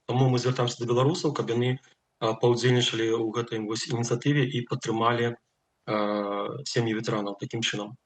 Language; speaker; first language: Belarusian; non-native, local second language; Russian